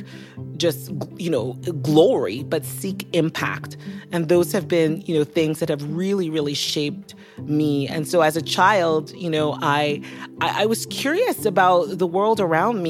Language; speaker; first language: English; non-native, local second language; Yoruba